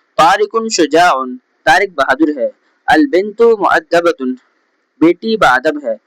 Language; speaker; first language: Urdu; native; Urdu